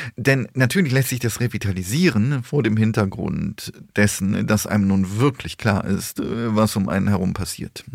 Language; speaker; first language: German; early bilingual, other home language; Polish